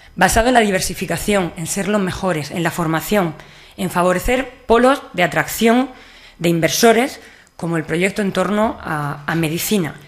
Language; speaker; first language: Spanish; native; Spanish